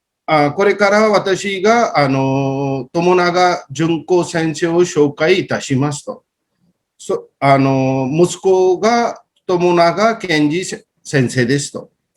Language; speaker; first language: Japanese; non-native, fluent; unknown